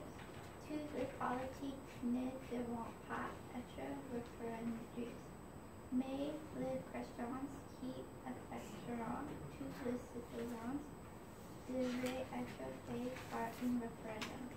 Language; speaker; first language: French; non-native, learner; English